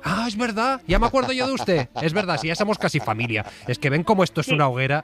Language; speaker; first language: Spanish; native; Spanish